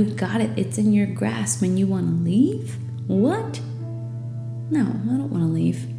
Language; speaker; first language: English; native; English